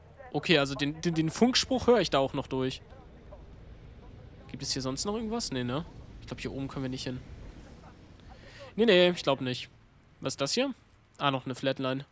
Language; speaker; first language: German; native; German